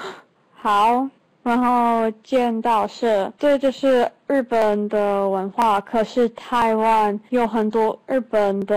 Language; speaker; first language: Chinese; non-native, learner; English